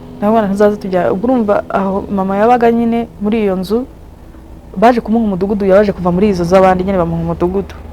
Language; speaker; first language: Kinyarwanda; early bilingual, heritage; Kinyarwanda